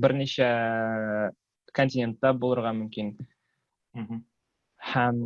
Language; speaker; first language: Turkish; non-native, learner; Tatar